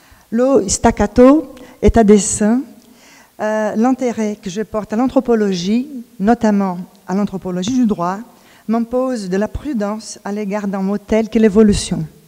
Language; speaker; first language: French; non-native, fluent; Portuguese